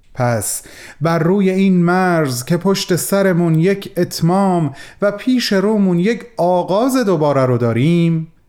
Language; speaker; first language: Persian; native; Persian